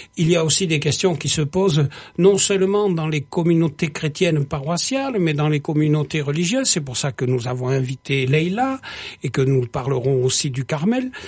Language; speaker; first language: French; native; French